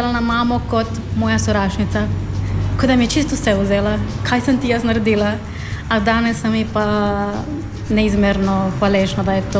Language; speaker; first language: Slovenian; non-native, fluent; Spanish